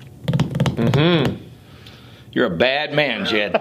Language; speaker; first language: English; native; English